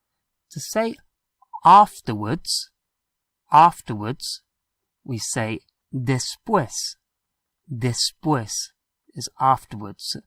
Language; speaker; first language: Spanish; non-native, fluent; English